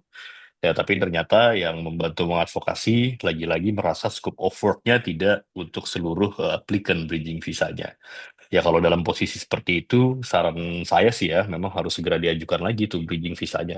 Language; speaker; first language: Indonesian; native; Indonesian